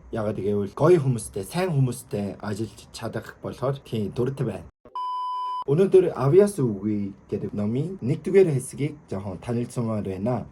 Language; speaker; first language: Mongolian; non-native, learner; Korean